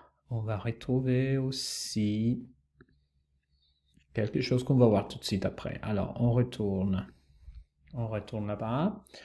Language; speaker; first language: French; non-native, fluent; Italian